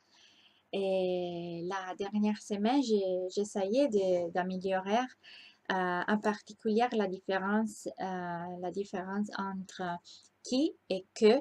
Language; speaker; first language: French; non-native, learner; Italian